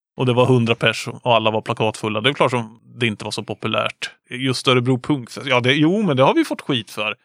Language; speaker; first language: Swedish; native; Swedish